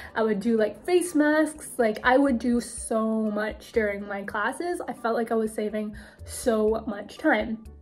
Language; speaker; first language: English; native; English